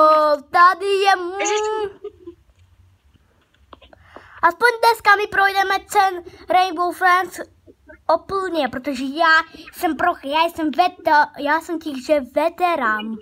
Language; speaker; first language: Czech; early bilingual, other home language; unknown